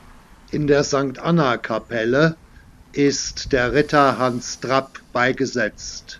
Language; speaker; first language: German; native; German